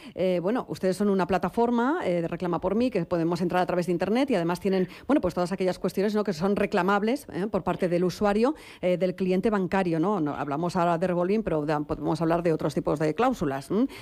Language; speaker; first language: Spanish; non-native, local second language; Catalan